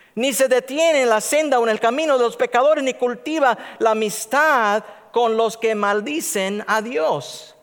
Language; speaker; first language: Spanish; native; Spanish